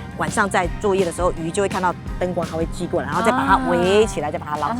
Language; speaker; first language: Chinese; native; Chinese